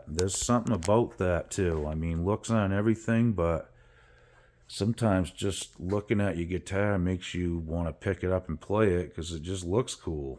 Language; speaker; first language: English; native; English